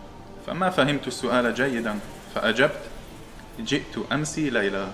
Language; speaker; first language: Arabic; non-native, learner; English